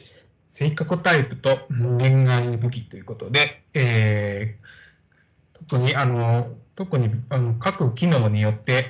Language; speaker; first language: Japanese; native; Japanese